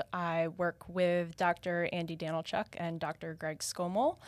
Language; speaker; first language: English; native; English